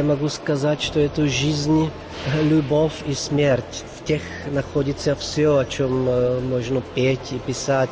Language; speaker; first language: Russian; non-native, fluent; Czech